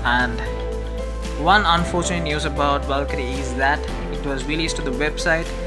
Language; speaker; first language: English; non-native, fluent; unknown